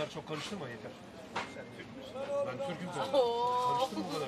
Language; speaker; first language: Turkish; early bilingual, heritage; Turkish